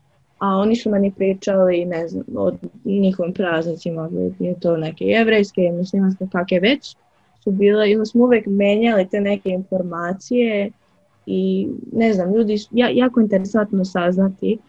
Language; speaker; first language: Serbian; early bilingual, other home language; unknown